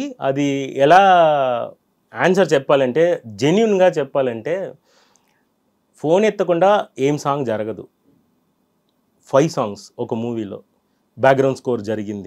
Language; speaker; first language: Telugu; non-native, fluent; Tamil